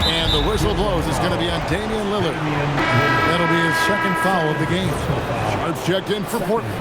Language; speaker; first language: English; native; English